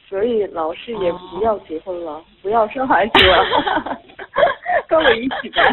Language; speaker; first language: Chinese; non-native, fluent; Korean